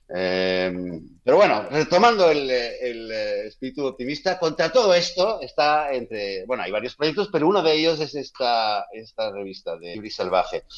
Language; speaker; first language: Spanish; native; Spanish